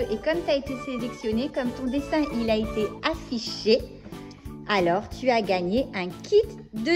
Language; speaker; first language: French; native; French